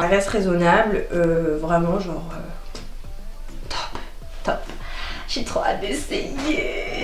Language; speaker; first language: French; native; French